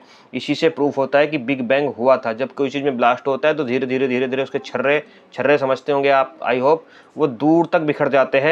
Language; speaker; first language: Hindi; native; Hindi